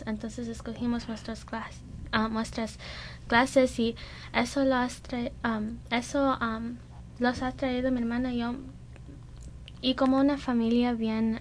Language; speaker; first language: Spanish; early bilingual, heritage; Spanish